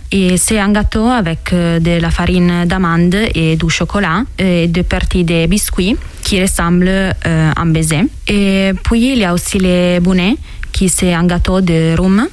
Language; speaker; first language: French; non-native, learner; Italian